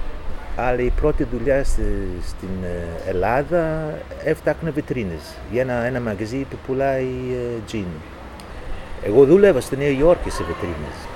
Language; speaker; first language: Greek; non-native, fluent; English